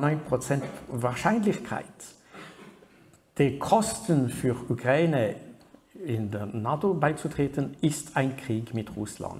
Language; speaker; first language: German; non-native, fluent; French